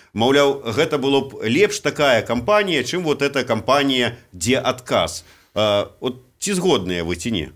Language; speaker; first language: Belarusian; native; Belarusian